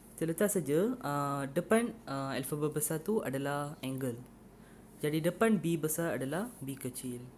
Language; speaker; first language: Malay; non-native, local second language; Tamil